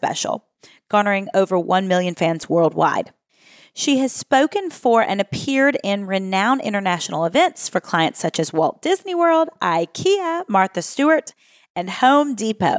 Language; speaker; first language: English; native; English